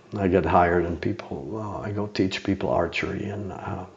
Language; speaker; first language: English; non-native, fluent; Czech